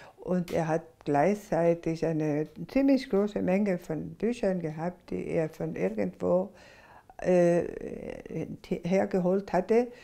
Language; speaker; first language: German; non-native, fluent; Spanish